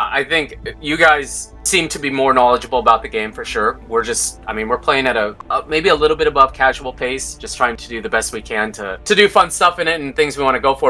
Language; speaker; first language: English; native; English